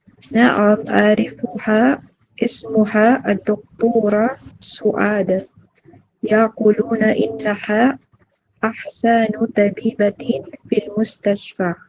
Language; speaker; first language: Arabic; non-native, learner; Filipino